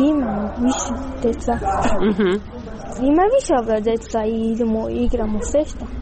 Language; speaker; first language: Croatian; non-native, learner; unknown